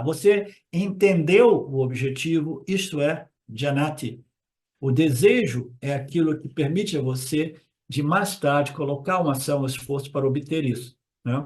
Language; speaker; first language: Portuguese; native; Portuguese